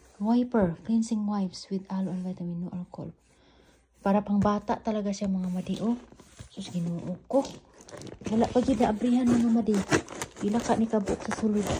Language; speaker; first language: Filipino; non-native, local second language; Cebuano